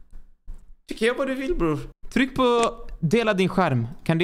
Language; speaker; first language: Swedish; native; Swedish